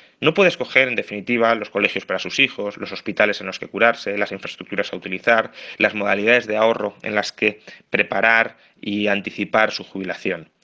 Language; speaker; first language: Spanish; native; Spanish